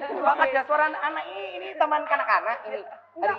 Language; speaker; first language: Indonesian; native; Indonesian